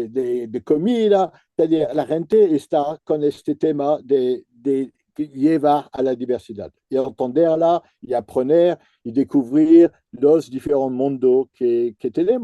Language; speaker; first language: Spanish; non-native, fluent; French